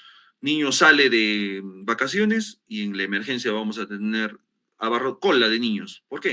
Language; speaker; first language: Spanish; native; Spanish